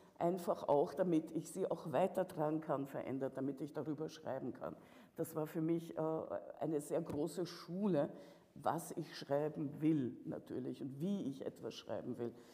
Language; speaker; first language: German; early bilingual, other home language; Russian